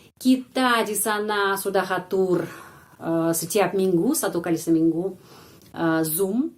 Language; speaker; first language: Indonesian; non-native, fluent; Russian